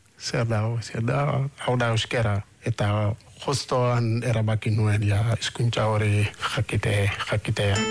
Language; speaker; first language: Basque; non-native, fluent; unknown